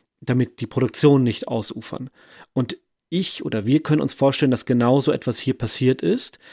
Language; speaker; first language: German; native; German